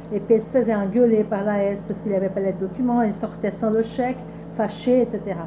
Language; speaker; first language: French; non-native, fluent; Portuguese